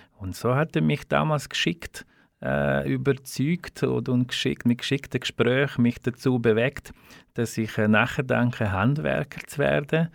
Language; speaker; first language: German; non-native, fluent; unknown